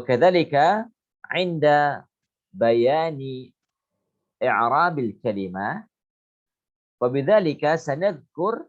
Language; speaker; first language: Arabic; non-native, fluent; Indonesian